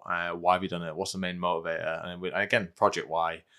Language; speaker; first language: English; native; English